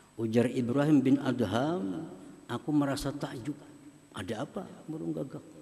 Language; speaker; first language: Indonesian; non-native, local second language; Banjar